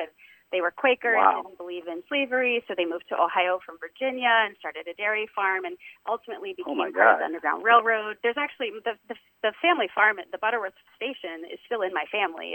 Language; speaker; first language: English; native; English